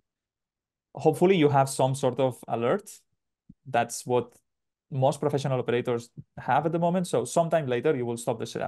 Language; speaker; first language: English; non-native, fluent; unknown